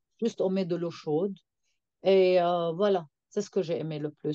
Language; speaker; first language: French; non-native, local second language; Arabic